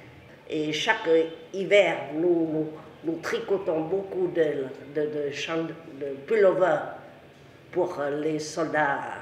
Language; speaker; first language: French; non-native, local second language; Vietnamese